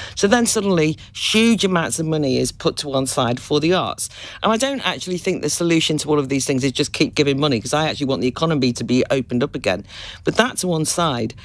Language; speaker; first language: English; native; English